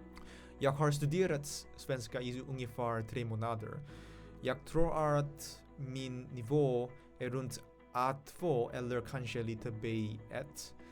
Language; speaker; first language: Swedish; non-native, learner; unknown